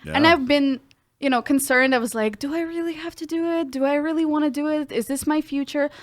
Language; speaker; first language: English; non-native, fluent; Ukrainian